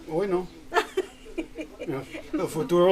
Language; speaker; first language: Spanish; non-native, learner; English